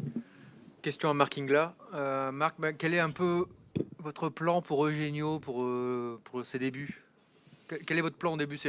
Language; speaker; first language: French; native; French